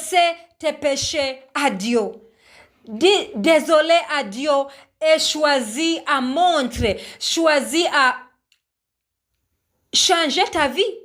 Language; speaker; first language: French; non-native, learner; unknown